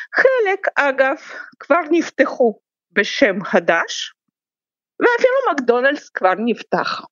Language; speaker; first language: Hebrew; non-native, fluent; Russian